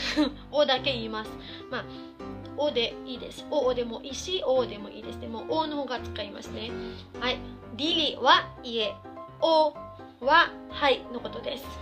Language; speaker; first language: Japanese; non-native, fluent; Cebuano